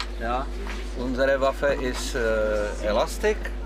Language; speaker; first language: German; non-native, fluent; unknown